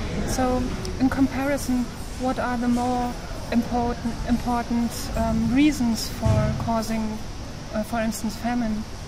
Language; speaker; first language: English; non-native, fluent; German